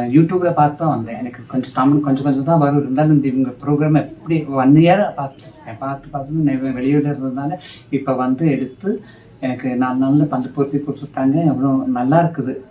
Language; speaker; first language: Tamil; non-native, local second language; Malayalam